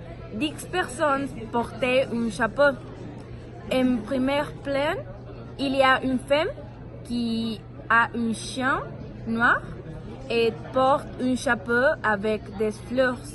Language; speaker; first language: French; non-native, learner; Spanish